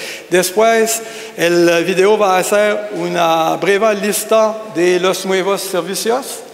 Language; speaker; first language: Spanish; non-native, learner; French